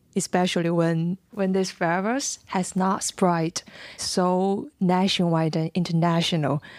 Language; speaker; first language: English; non-native, fluent; Chinese